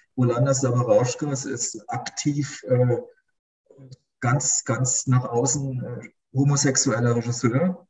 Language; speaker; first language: German; native; German